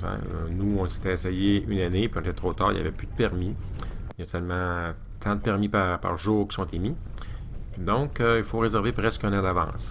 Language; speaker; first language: French; native; French